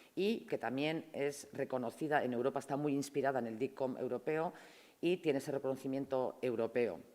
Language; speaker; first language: Spanish; native; Spanish